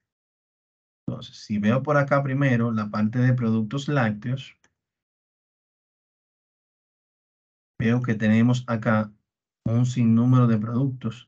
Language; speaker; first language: Spanish; native; Spanish